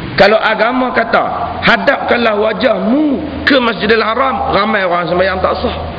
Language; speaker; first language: Malay; native; Malay